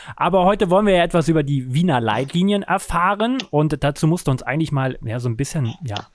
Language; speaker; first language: German; native; German